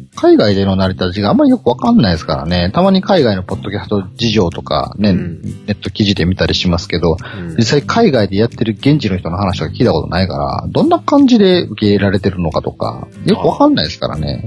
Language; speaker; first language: Japanese; native; Japanese